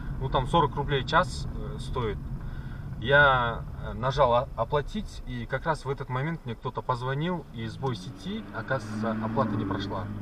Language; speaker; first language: Russian; non-native, local second language; Kyrgyz